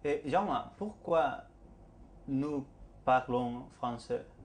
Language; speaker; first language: French; non-native, learner; Spanish